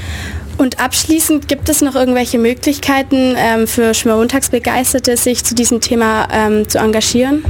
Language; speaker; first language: German; native; German